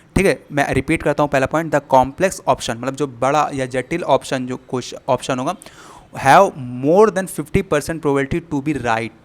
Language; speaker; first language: Hindi; native; Hindi